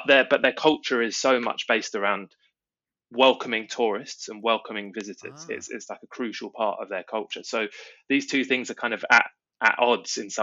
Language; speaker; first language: English; native; English